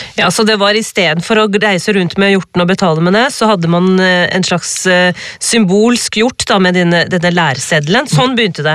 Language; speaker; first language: Norwegian; early bilingual, other home language; Urdu